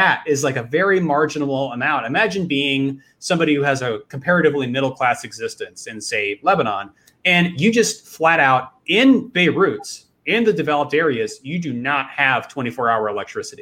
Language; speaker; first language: English; native; English